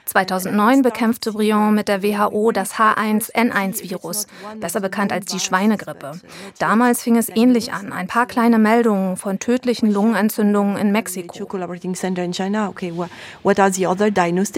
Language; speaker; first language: German; native; German